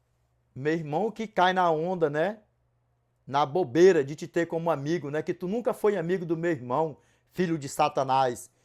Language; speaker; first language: Portuguese; native; Portuguese